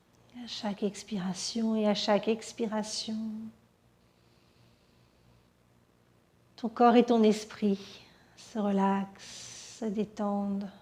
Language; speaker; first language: French; native; French